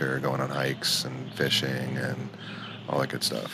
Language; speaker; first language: English; native; English